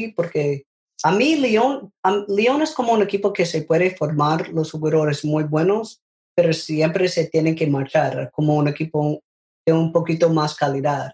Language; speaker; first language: Spanish; non-native, learner; English